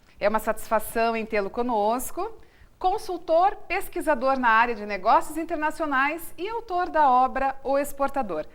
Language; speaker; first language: Portuguese; native; Portuguese